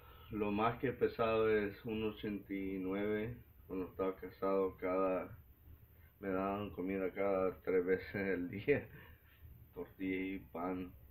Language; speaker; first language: Spanish; early bilingual, heritage; Spanish